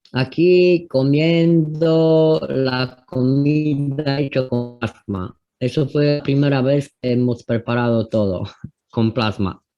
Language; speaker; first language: Spanish; non-native, fluent; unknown